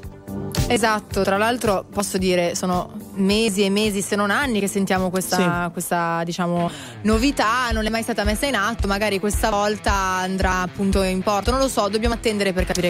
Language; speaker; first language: Italian; native; Italian